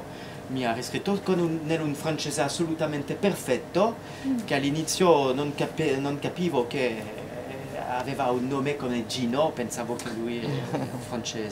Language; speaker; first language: Italian; non-native, fluent; French